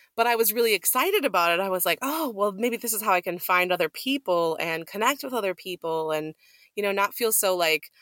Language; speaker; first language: English; native; English